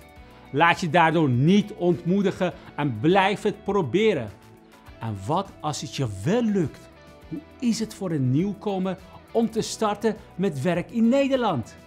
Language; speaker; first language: Dutch; non-native, fluent; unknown